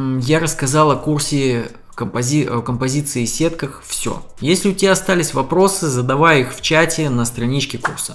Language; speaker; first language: Russian; native; Russian